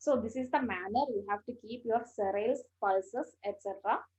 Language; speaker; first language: English; non-native, local second language; Malayalam